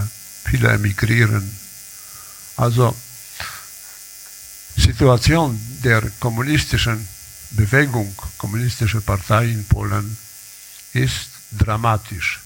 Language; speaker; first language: German; non-native, learner; Polish